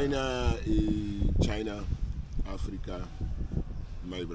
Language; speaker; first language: English; non-native, learner; Portuguese